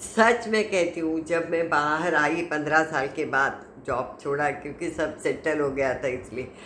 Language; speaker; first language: Hindi; non-native, local second language; Marathi